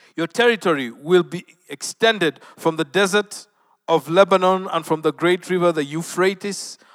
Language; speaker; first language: English; non-native, local second language; Luo (Kenya and Tanzania)